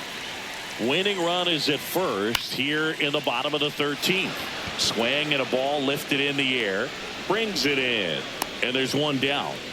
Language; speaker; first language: English; native; English